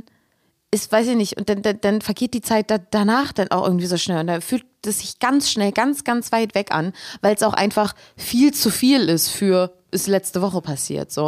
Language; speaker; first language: German; native; German